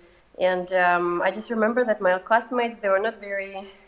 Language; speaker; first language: English; non-native, fluent; Russian